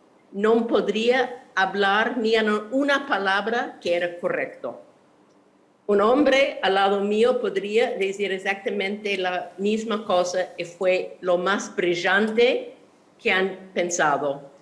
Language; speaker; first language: Spanish; non-native, fluent; English